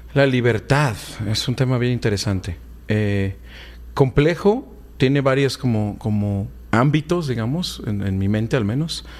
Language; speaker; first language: Spanish; native; Spanish